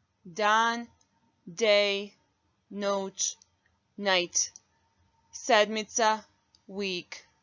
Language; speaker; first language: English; non-native, fluent; Bosnian